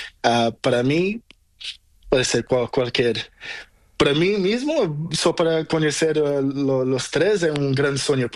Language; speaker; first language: Spanish; non-native, learner; Portuguese